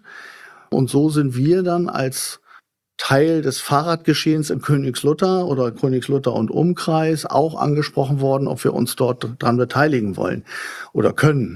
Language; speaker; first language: German; native; German